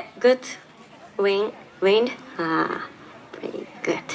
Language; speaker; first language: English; non-native, learner; Japanese